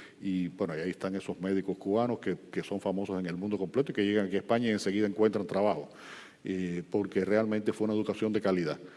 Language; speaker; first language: Spanish; native; Spanish